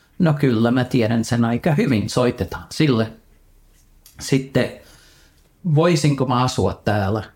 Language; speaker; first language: Finnish; early bilingual, heritage; Finnish